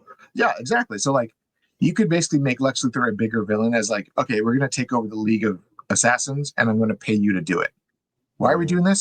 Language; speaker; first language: English; native; English